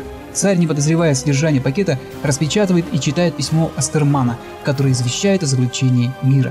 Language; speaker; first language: Russian; native; Russian